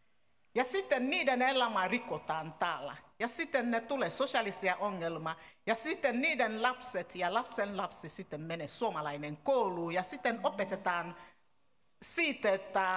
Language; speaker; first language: Finnish; non-native, learner; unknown